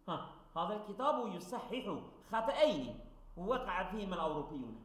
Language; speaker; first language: Arabic; non-native, fluent; Turkish